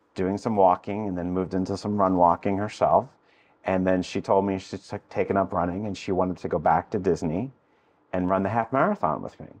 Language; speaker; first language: English; native; English